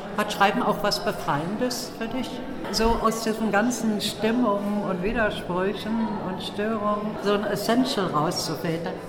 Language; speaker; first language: German; native; German